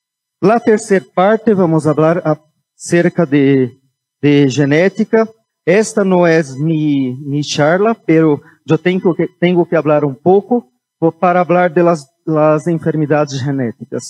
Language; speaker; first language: Spanish; non-native, fluent; Portuguese